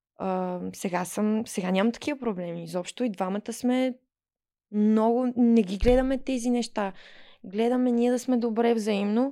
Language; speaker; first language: Bulgarian; early bilingual, heritage; Bulgarian